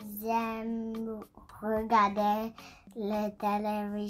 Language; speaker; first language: French; non-native, learner; English